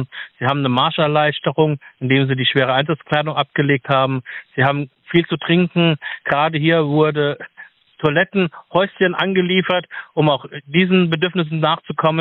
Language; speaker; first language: German; native; German